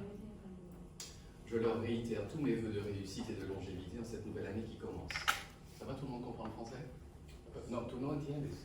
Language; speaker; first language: French; native; French